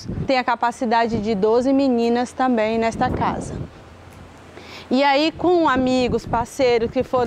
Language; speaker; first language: Portuguese; native; Portuguese